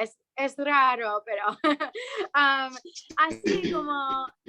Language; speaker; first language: Spanish; non-native, fluent; English